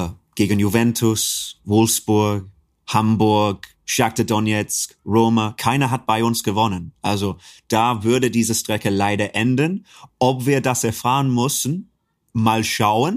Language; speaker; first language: German; non-native, fluent; English